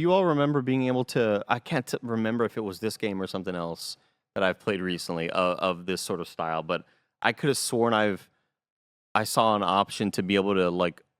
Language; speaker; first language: English; native; English